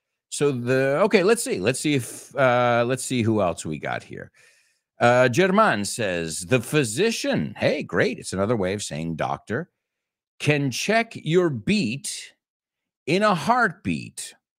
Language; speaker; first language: English; native; English